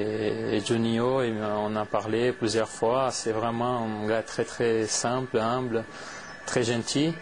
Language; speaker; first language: French; non-native, fluent; Portuguese